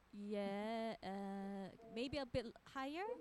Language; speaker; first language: English; non-native, fluent; Korean